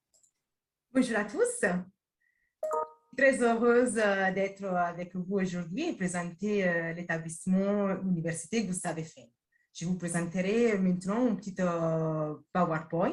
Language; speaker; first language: French; non-native, fluent; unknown